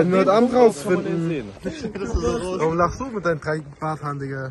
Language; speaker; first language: German; native; German